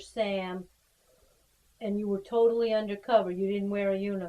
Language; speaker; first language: English; native; English